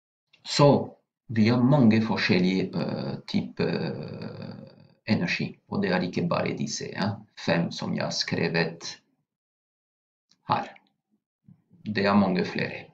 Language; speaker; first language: Norwegian; non-native, fluent; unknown